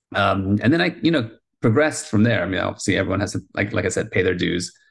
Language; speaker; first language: English; early bilingual, heritage; Spanish